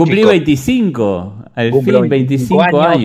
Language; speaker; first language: Spanish; native; Spanish